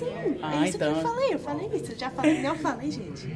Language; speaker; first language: Portuguese; non-native, fluent; English